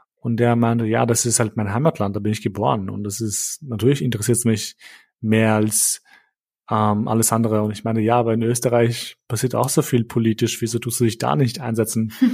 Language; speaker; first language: German; early bilingual, other home language; Albanian